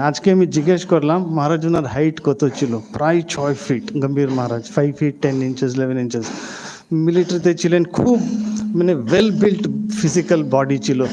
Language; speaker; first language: Bangla; non-native, local second language; Hindi